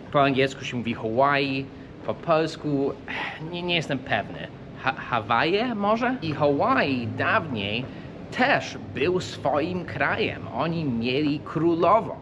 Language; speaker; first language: Polish; non-native, fluent; English